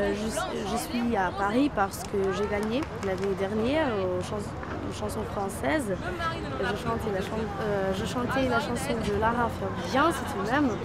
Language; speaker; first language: French; non-native, learner; Macedonian